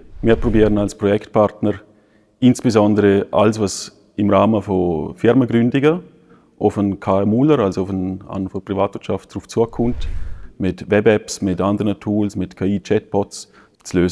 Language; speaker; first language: German; native; German